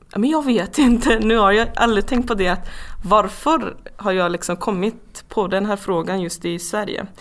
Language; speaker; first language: Swedish; non-native, fluent; Persian